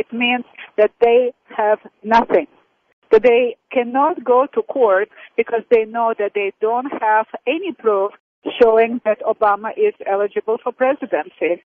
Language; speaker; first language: English; non-native, fluent; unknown